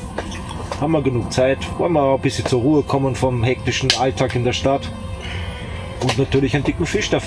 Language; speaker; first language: German; native; German